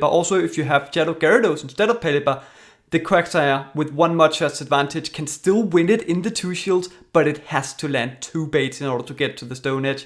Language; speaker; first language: English; native; English